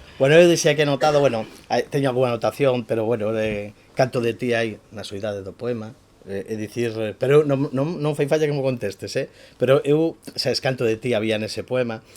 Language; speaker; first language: Galician; native; Galician